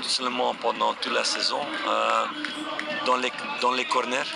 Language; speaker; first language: French; non-native, fluent; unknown